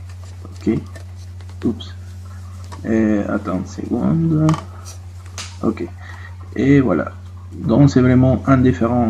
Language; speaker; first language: French; non-native, fluent; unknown